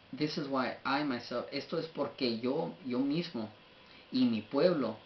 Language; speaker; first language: Spanish; native; Spanish